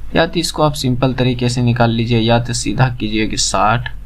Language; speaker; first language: Hindi; native; Hindi